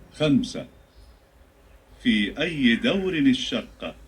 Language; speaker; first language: Arabic; non-native, learner; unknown